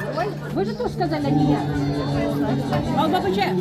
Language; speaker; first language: Russian; non-native, local second language; Uzbek